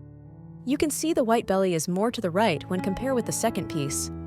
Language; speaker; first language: English; non-native, fluent; Chinese